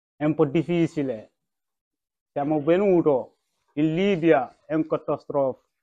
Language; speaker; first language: Italian; non-native, learner; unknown